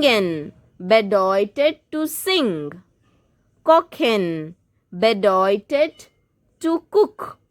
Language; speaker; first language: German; non-native, fluent; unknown